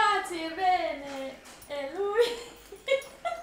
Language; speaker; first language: Italian; non-native, fluent; Hungarian